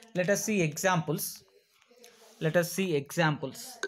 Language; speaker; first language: English; non-native, local second language; Telugu